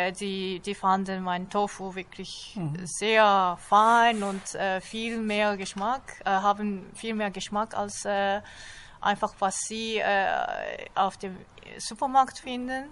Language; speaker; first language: German; non-native, fluent; Japanese